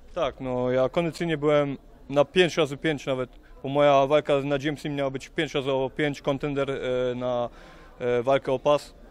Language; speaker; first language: Polish; early bilingual, heritage; Polish